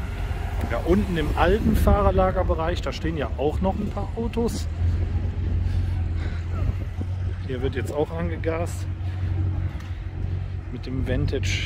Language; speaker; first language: German; native; German